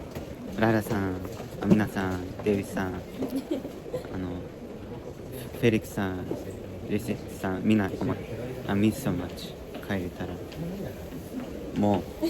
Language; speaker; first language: Japanese; non-native, learner; Mongolian